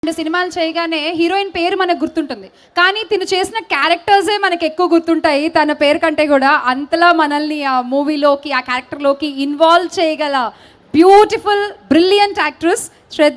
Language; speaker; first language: Telugu; native; Telugu